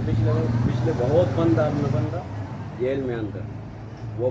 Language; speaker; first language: Hindi; non-native, learner; Arabic